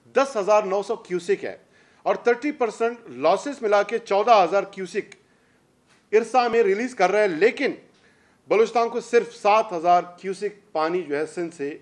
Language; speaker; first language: Urdu; non-native, local second language; Baluchi